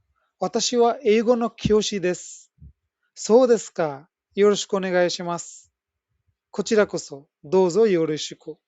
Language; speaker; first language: Japanese; non-native, fluent; Bangla